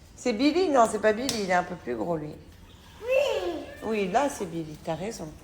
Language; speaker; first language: French; native; French